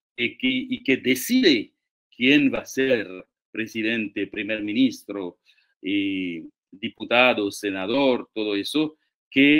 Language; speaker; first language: Spanish; non-native, fluent; Haitian Creole